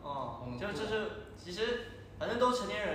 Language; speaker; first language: Chinese; native; Chinese